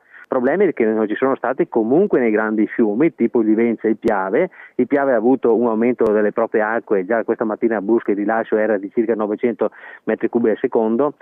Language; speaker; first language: Italian; native; Italian